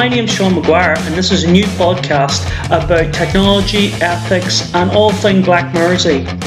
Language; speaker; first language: English; native; English